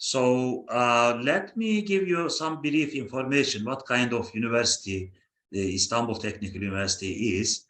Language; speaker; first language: English; non-native, fluent; Turkish